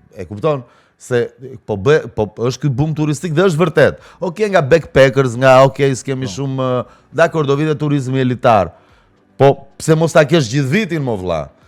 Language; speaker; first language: Albanian; native; Albanian